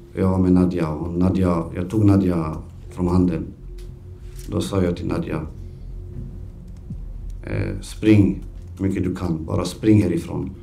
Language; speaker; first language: Swedish; non-native, fluent; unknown